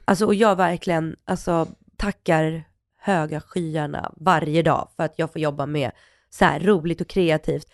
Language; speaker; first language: Swedish; early bilingual, other home language; Russian